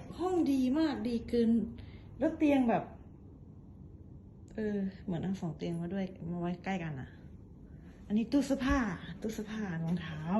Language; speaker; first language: Thai; native; Thai